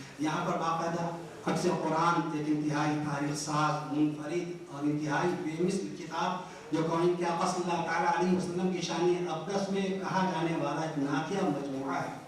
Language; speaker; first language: Urdu; native; Urdu